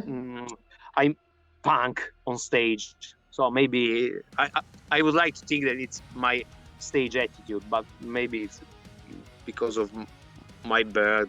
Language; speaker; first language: English; non-native, fluent; Italian